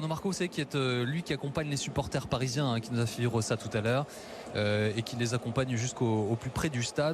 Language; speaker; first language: French; native; French